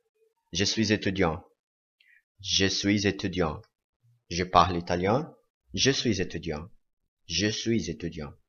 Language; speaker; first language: French; non-native, fluent; Portuguese